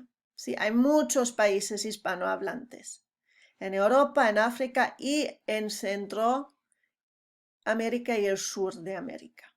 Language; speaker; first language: Spanish; non-native, fluent; English